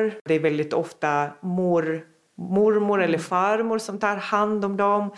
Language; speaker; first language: Swedish; non-native, fluent; Russian